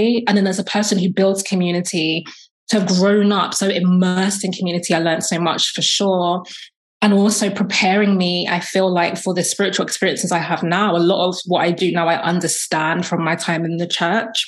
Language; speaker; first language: English; native; English